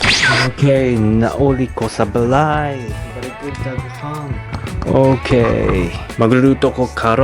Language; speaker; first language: Cebuano; non-native, learner; Japanese